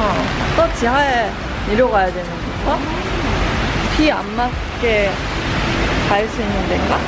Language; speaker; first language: Korean; non-native, fluent; Japanese